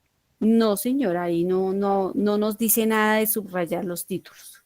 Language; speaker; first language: Spanish; native; Spanish